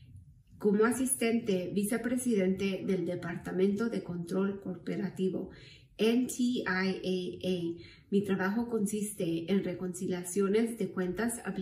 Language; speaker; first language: Spanish; early bilingual, heritage; Spanish